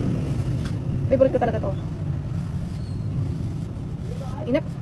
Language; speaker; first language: Filipino; native; Filipino